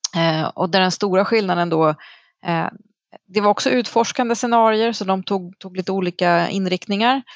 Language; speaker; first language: Swedish; native; Swedish